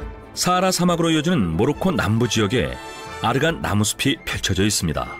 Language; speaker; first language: Korean; native; Korean